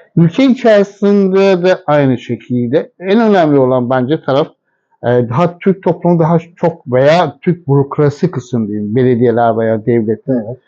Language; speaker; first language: Turkish; non-native, fluent; Persian